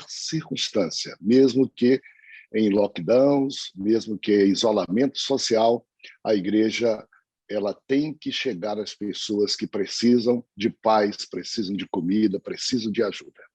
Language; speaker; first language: Portuguese; native; Portuguese